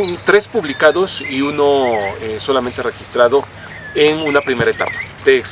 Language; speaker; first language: Spanish; native; Spanish